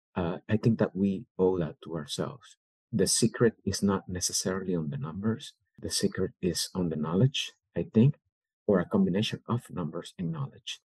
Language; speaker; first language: English; early bilingual, other home language; Spanish